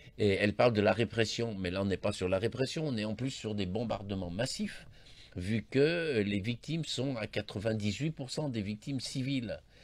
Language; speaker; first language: French; native; French